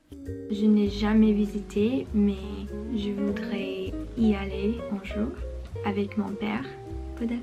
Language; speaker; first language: French; non-native, learner; Spanish